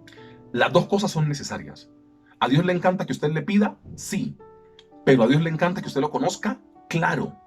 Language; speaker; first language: Spanish; native; Spanish